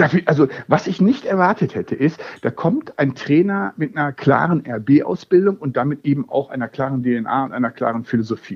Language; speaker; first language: German; native; German